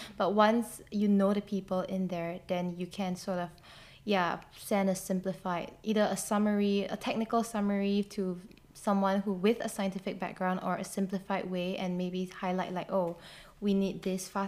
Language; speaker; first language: English; non-native, local second language; Chinese